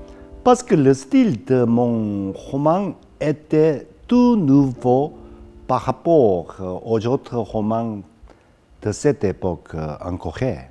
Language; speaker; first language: French; non-native, fluent; Korean